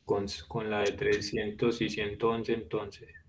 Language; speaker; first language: Spanish; native; Spanish